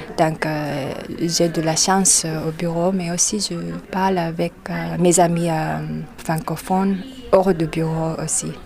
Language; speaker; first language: French; non-native, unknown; Japanese